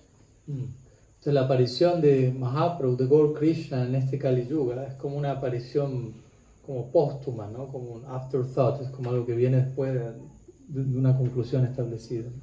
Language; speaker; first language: Spanish; native; Spanish